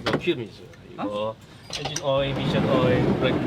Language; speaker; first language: Korean; non-native, learner; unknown